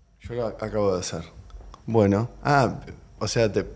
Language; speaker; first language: Spanish; native; Spanish